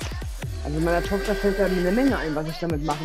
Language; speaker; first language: German; native; German